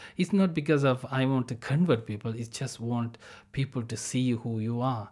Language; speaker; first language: English; non-native, local second language; Tamil